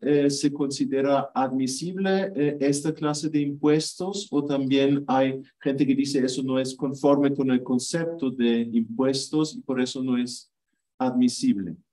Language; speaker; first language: Spanish; non-native, fluent; German